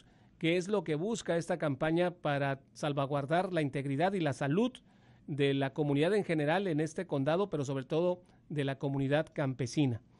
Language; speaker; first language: Spanish; native; Spanish